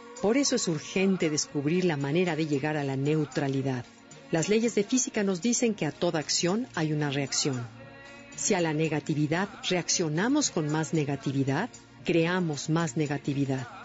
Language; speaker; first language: Spanish; native; Spanish